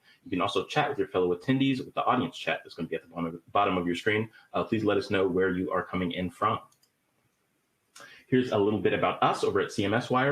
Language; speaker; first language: English; native; English